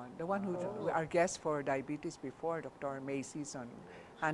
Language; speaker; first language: English; non-native, local second language; Filipino